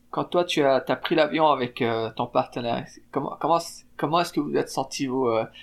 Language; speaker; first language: French; native; French